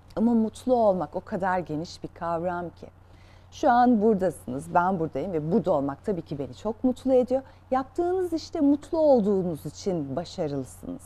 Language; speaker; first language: Turkish; native; Turkish